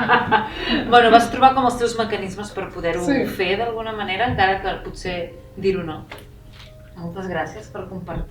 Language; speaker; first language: Catalan; native; Catalan